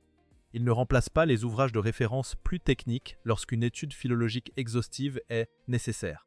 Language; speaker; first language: French; native; French